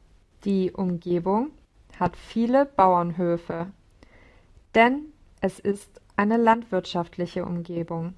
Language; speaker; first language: German; non-native, learner; English